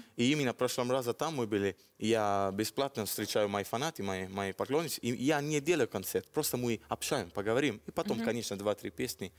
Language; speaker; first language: Russian; non-native, learner; Italian